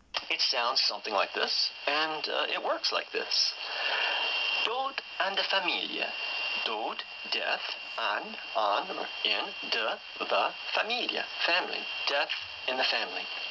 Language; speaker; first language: English; native; English